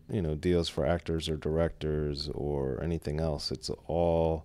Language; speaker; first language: English; native; English